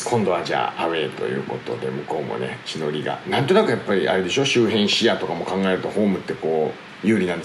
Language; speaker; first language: Japanese; native; Japanese